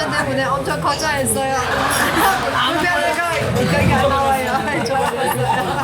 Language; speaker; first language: Korean; non-native, learner; Persian